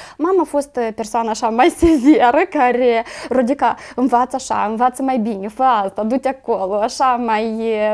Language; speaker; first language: Romanian; native; Romanian